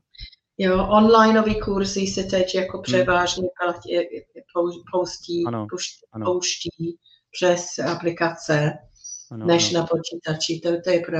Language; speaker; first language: Czech; non-native, fluent; English